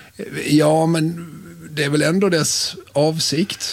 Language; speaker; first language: Swedish; native; Swedish